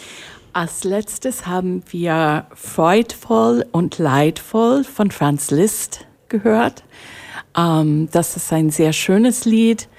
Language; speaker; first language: German; non-native, fluent; English